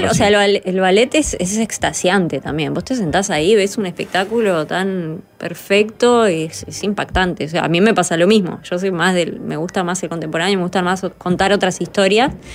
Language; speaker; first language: Spanish; native; Spanish